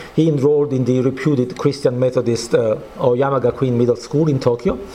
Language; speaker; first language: English; non-native, fluent; Italian